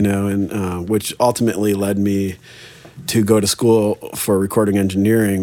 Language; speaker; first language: English; native; English